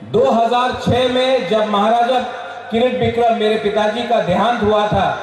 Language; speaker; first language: Hindi; non-native, local second language; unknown